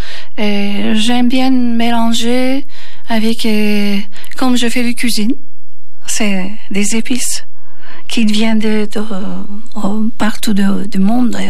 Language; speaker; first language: French; non-native, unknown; Turkish